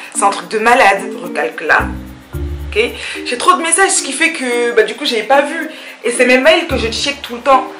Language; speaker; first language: French; early bilingual, other home language; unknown